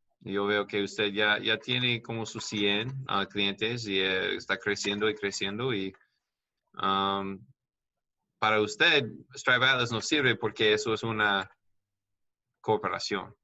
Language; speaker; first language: Spanish; non-native, learner; English